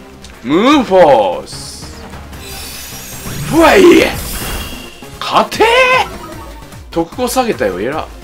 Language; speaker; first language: Japanese; native; Japanese